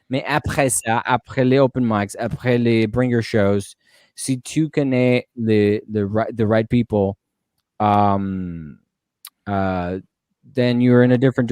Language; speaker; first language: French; non-native, learner; Spanish